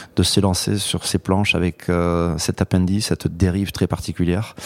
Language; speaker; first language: French; native; French